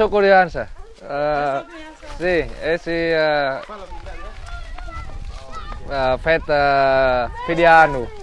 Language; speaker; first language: Portuguese; non-native, learner; Vietnamese